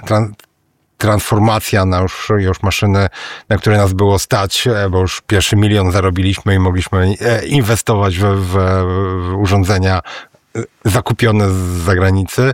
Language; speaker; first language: Polish; native; Polish